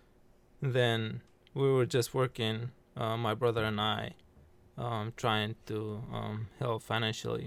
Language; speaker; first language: English; early bilingual, other home language; Arabic